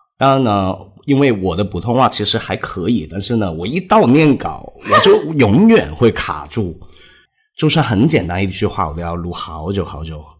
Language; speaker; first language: Chinese; non-native, local second language; Cantonese